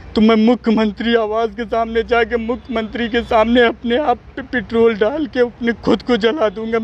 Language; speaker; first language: Hindi; native; Hindi